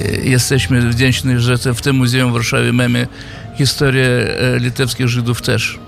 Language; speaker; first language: Polish; non-native, fluent; Yiddish